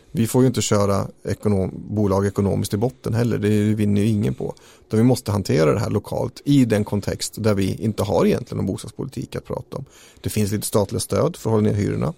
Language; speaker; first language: Swedish; native; Swedish